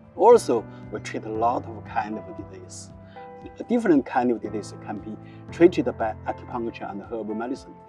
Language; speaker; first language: English; non-native, learner; Chinese